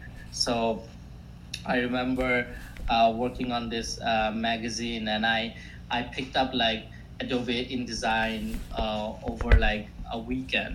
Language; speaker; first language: English; non-native, local second language; Assamese